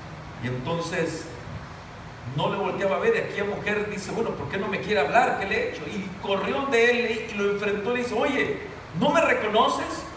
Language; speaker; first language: Spanish; native; Spanish